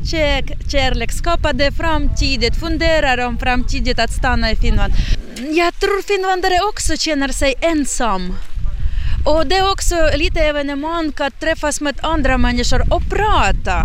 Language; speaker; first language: Swedish; non-native, learner; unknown